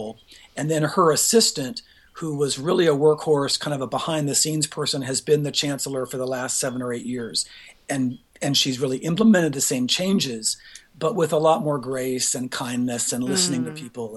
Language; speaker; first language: English; native; English